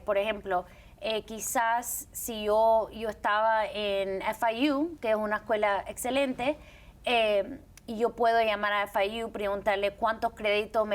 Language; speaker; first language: Spanish; early bilingual, heritage; Spanish